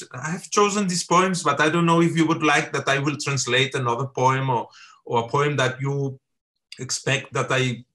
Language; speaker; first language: English; non-native, fluent; Catalan